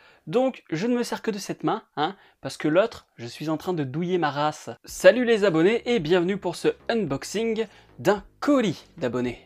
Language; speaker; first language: French; native; French